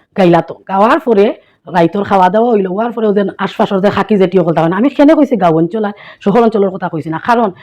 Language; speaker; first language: Bangla; native; Bangla